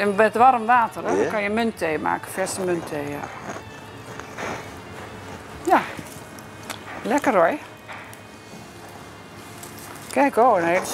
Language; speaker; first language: Dutch; native; Dutch